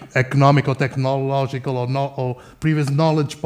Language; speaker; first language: English; non-native, fluent; Portuguese